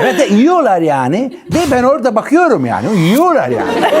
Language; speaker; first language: Turkish; non-native, fluent; Italian